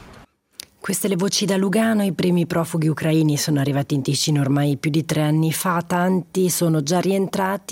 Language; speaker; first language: Italian; native; Italian